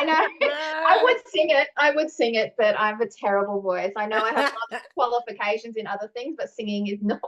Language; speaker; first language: English; native; English